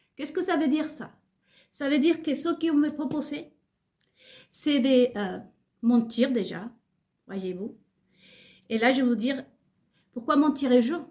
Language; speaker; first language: French; non-native, fluent; Spanish